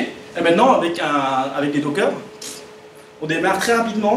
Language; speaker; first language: French; native; French